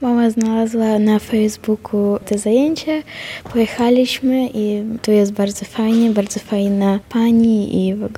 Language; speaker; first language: Ukrainian; early bilingual, heritage; Ukrainian